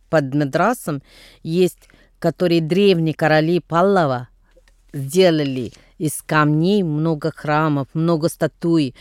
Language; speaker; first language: Russian; non-native, fluent; Tamil